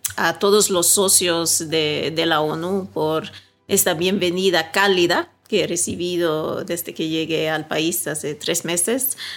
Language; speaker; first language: Spanish; early bilingual, heritage; Swedish